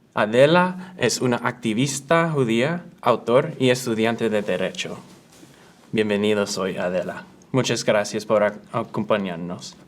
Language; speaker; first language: Spanish; early bilingual, other home language; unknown